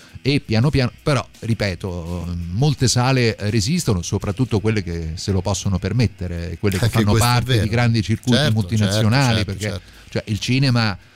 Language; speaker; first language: Italian; native; Italian